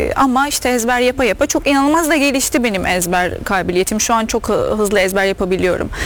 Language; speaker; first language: Turkish; non-native, fluent; Arabic